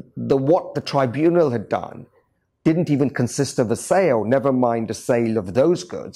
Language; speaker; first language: English; native; English